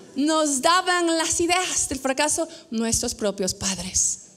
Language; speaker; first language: Spanish; non-native, fluent; English